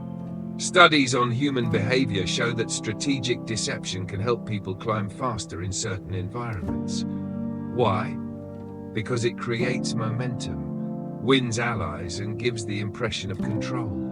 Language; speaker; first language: English; native; English